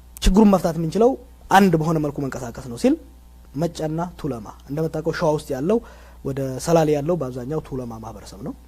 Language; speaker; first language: Amharic; non-native, local second language; Oromo